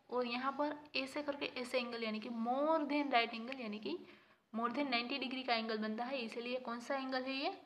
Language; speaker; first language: Hindi; non-native, local second language; Gujarati